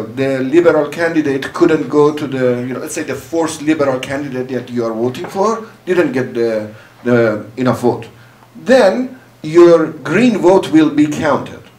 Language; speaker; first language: English; non-native, fluent; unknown